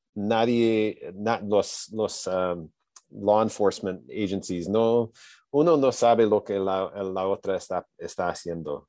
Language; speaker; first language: Spanish; non-native, learner; English